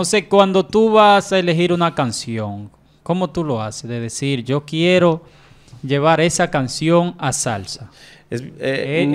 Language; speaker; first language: Spanish; native; Spanish